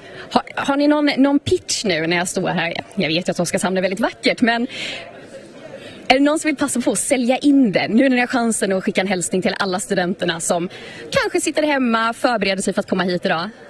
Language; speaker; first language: Swedish; native; Swedish